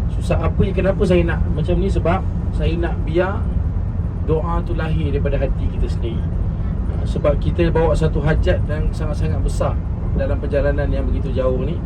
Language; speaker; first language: Malay; native; Malay